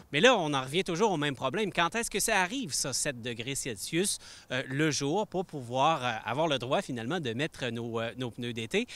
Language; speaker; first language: French; native; French